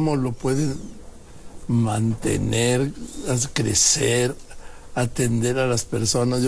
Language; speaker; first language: Spanish; native; Spanish